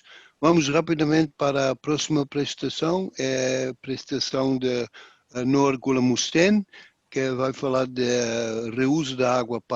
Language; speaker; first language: Portuguese; non-native, fluent; Dutch